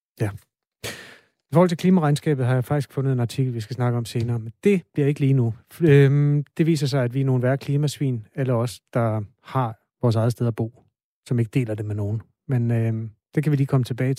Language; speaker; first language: Danish; native; Danish